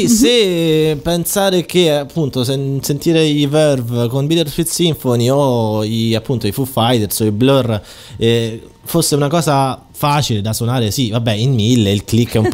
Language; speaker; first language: Italian; native; Italian